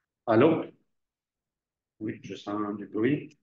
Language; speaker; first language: French; non-native, fluent; Italian